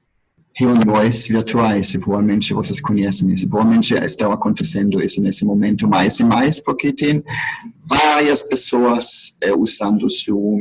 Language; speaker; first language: Portuguese; non-native, fluent; German